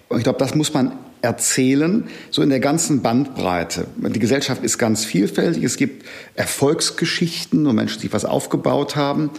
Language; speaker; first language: German; native; German